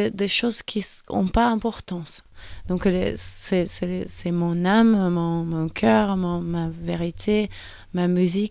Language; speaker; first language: French; non-native, fluent; Portuguese